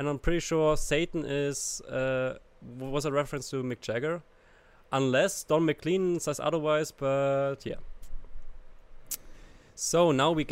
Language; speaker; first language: English; non-native, fluent; German